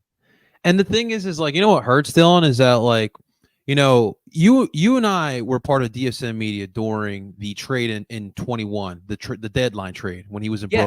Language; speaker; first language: English; native; English